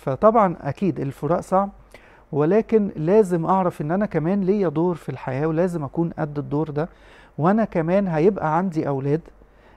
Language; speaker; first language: Arabic; native; Arabic